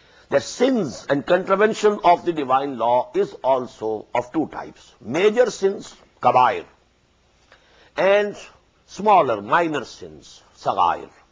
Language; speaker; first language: English; non-native, local second language; Urdu